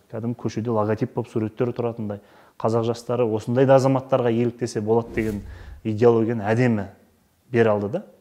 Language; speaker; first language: Kazakh; native; Kazakh